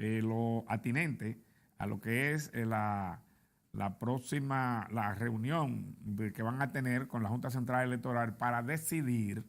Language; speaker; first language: Spanish; native; Spanish